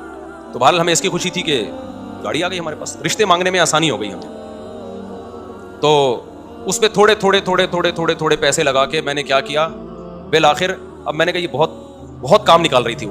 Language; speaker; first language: Urdu; native; Urdu